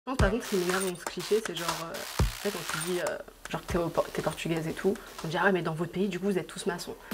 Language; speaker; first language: French; early bilingual, other home language; Portuguese